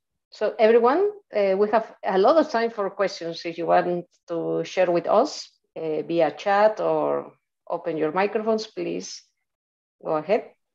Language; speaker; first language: English; non-native, fluent; Spanish